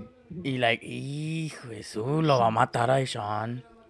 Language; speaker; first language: Spanish; early bilingual, heritage; Spanish